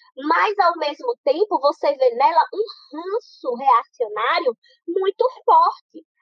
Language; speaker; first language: Portuguese; native; Portuguese